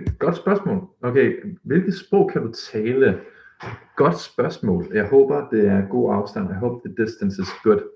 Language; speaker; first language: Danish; native; Danish